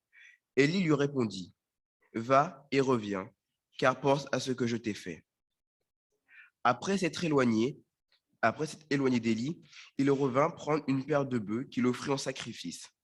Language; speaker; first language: French; native; French